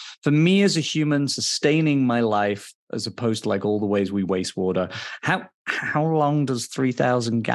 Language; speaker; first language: English; native; English